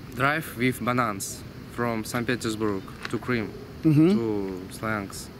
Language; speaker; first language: English; non-native, learner; Russian